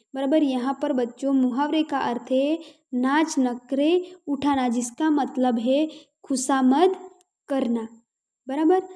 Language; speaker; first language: Hindi; non-native, local second language; Gujarati